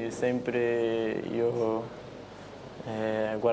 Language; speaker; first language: Italian; non-native, learner; Portuguese